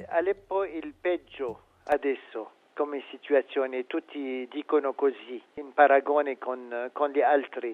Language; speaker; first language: Italian; non-native, fluent; Arabic